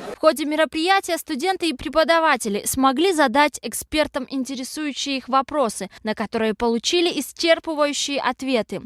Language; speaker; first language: Russian; non-native, local second language; Chechen